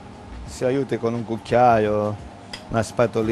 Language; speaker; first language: Italian; native; Italian